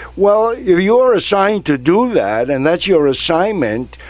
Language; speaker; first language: English; non-native, fluent; Spanish